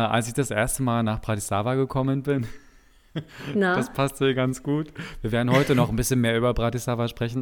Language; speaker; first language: German; native; German